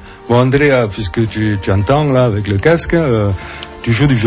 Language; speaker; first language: French; native; French